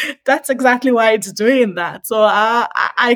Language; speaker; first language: English; non-native, local second language; Yoruba